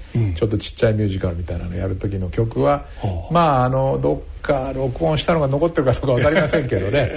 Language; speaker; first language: Japanese; native; Japanese